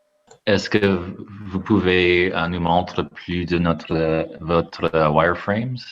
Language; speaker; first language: French; non-native, learner; English